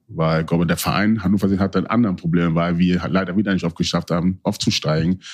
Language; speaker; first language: German; early bilingual, other home language; Akan